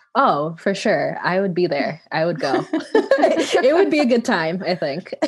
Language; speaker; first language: English; native; English